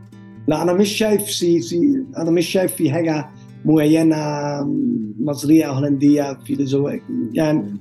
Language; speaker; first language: Arabic; non-native, learner; Dutch